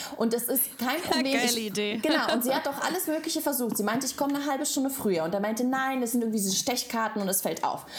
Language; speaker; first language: German; non-native, fluent; Russian